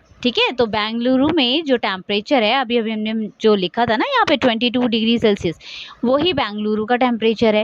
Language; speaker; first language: Hindi; native; Hindi